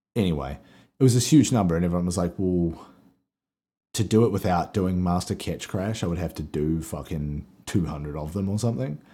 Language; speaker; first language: English; native; English